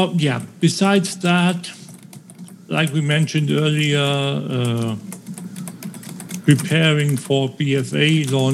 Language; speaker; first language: English; non-native, fluent; German